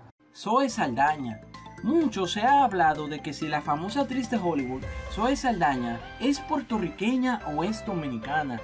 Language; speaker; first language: Spanish; native; Spanish